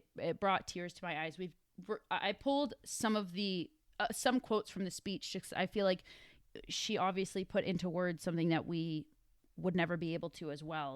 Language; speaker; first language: English; native; English